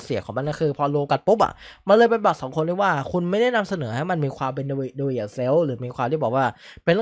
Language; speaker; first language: Thai; native; Thai